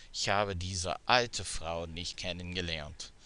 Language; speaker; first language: German; non-native, fluent; English